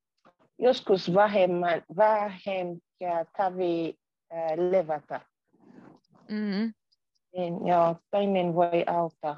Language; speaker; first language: Finnish; non-native, learner; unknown